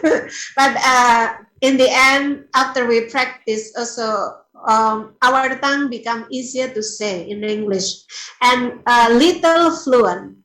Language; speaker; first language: English; non-native, learner; Indonesian